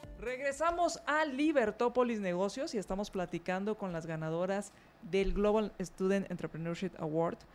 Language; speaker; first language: Spanish; native; Spanish